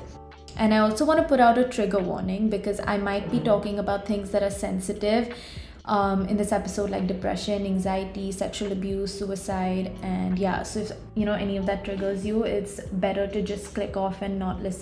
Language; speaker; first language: English; non-native, local second language; Hindi